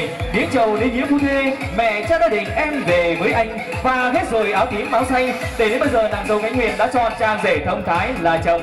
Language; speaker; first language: Vietnamese; native; Vietnamese